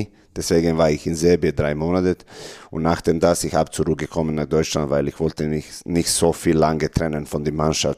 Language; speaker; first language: German; non-native, learner; Serbian